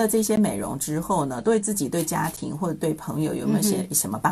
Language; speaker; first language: Chinese; native; Chinese